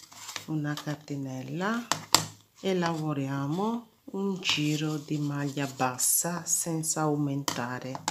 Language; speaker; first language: Italian; non-native, fluent; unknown